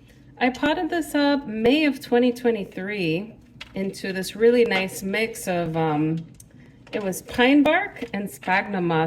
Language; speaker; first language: English; native; English